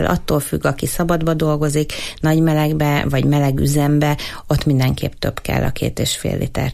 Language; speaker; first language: Hungarian; native; Hungarian